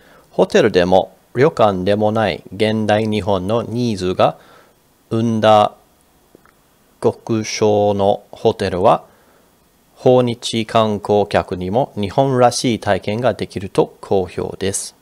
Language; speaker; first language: Japanese; non-native, fluent; English